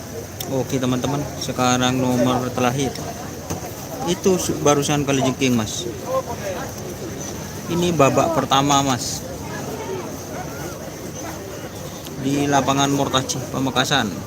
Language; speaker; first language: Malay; non-native, local second language; Madurese